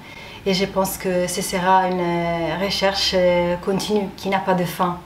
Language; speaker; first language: French; non-native, fluent; Italian